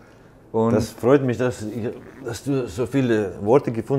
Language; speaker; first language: German; non-native, fluent; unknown